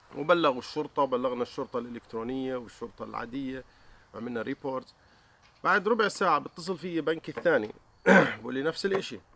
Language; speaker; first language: Arabic; native; Arabic